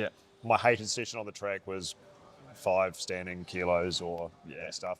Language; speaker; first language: English; native; English